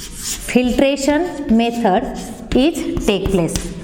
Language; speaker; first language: English; non-native, local second language; Marathi